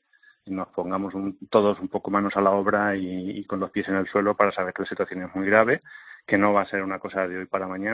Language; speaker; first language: Spanish; native; Spanish